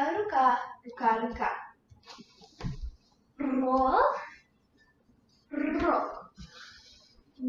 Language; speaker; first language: Russian; early bilingual, heritage; Russian